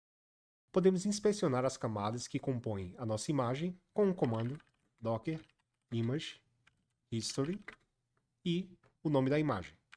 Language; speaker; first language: Portuguese; native; Portuguese